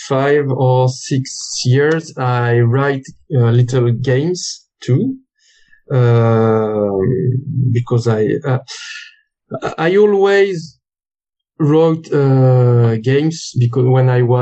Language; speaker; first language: English; non-native, learner; French